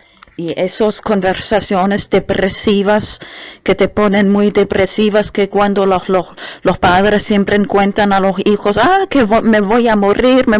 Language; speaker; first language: Spanish; non-native, fluent; German